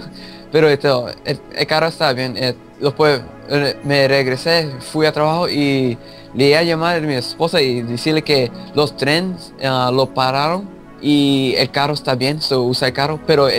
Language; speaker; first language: Spanish; early bilingual, heritage; English